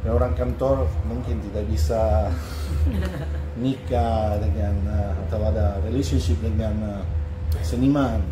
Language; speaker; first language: Indonesian; non-native, learner; English